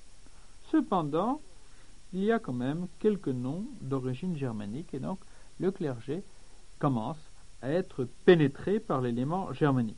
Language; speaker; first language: French; native; French